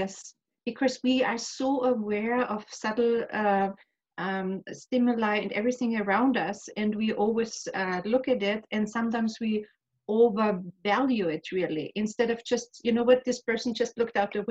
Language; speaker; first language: English; non-native, fluent; German